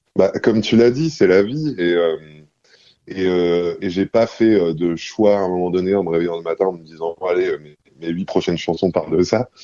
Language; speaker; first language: French; non-native, fluent; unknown